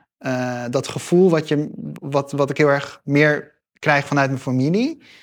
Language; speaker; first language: Dutch; early bilingual, other home language; Arabic